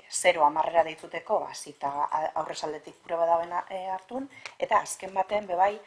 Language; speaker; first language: Basque; native; Basque